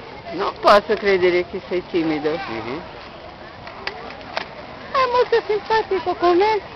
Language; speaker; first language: Italian; non-native, learner; Portuguese